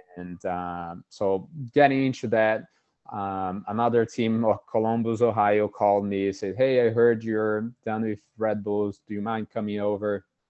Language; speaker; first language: English; non-native, fluent; Portuguese